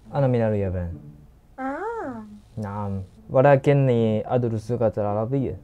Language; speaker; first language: Arabic; non-native, learner; Japanese